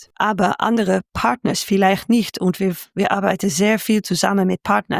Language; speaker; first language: German; non-native, fluent; Dutch